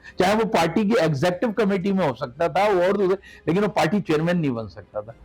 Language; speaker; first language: Urdu; native; Urdu